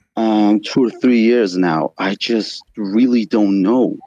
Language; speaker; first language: English; non-native, fluent; Persian